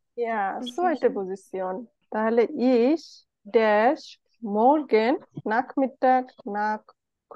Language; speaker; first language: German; non-native, fluent; Bangla